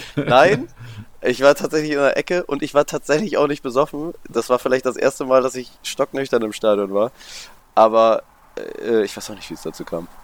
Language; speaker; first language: German; native; German